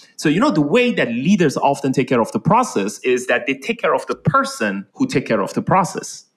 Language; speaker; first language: English; non-native, fluent; Persian